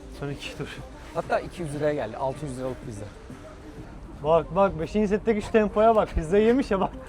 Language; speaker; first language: Turkish; native; Turkish